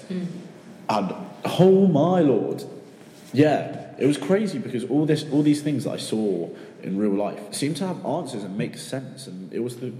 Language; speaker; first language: English; native; English